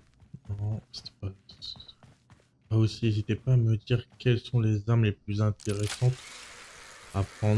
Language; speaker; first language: French; native; French